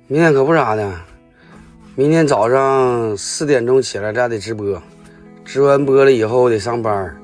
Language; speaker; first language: Chinese; native; Chinese